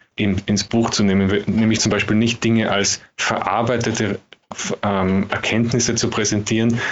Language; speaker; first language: German; native; German